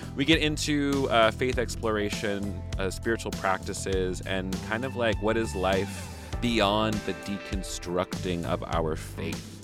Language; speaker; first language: English; native; English